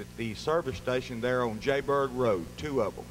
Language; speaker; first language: English; native; English